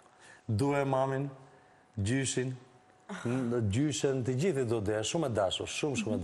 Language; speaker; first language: Albanian; native; Albanian